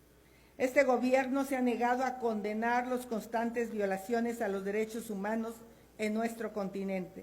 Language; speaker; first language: Spanish; native; Spanish